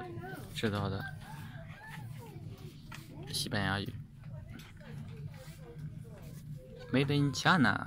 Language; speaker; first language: Chinese; native; Chinese